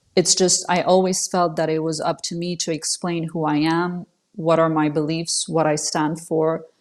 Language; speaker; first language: English; non-native, fluent; French